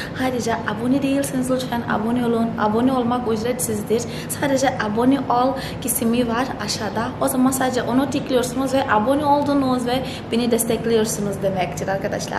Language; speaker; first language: Turkish; non-native, fluent; Portuguese